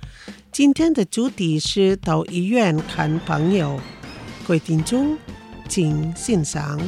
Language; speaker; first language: Chinese; non-native, fluent; Indonesian